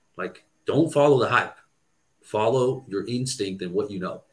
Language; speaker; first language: English; non-native, fluent; Portuguese